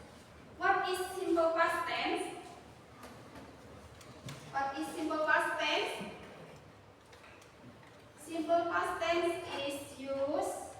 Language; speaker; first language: English; non-native, learner; Indonesian